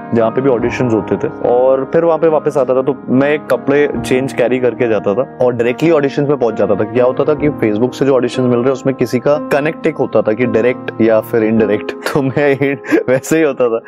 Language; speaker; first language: Hindi; native; Hindi